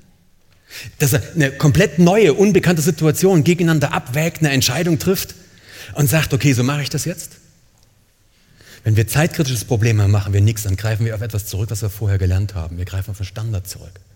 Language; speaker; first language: German; native; German